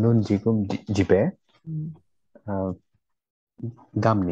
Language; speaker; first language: Korean; non-native, learner; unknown